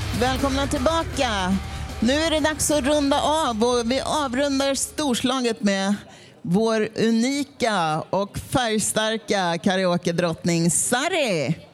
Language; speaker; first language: Swedish; native; Swedish